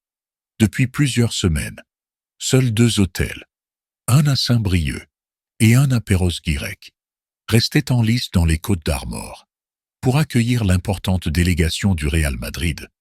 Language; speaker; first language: French; native; French